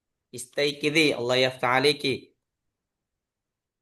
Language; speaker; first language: Arabic; non-native, fluent; Indonesian